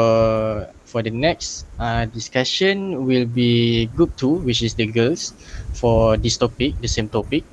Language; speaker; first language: English; non-native, local second language; Malay